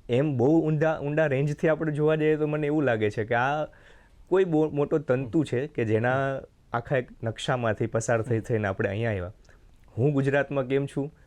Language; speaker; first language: Gujarati; native; Gujarati